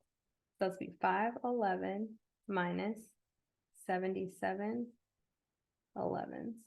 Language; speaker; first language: English; native; English